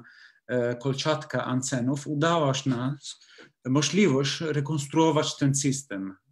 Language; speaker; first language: Polish; non-native, learner; Italian